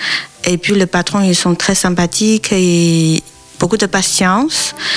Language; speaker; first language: French; non-native, learner; Chinese